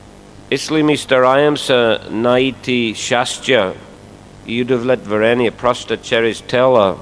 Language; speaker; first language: Russian; non-native, fluent; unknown